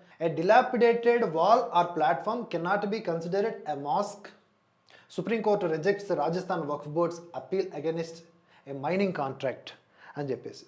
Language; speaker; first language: English; non-native, local second language; Telugu